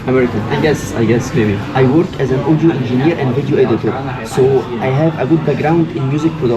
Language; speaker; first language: English; non-native, fluent; Arabic